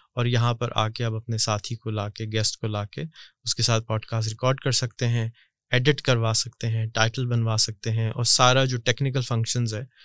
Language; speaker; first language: Urdu; native; Urdu